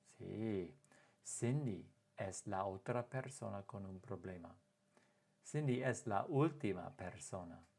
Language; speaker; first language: Spanish; non-native, fluent; English